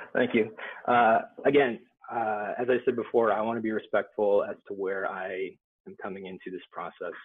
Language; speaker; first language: English; native; English